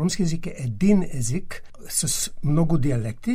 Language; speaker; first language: Bulgarian; non-native, fluent; English